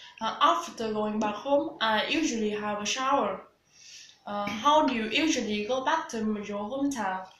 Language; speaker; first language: English; non-native, learner; Vietnamese